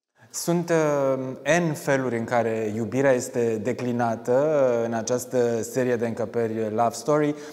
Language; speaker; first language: Romanian; native; Romanian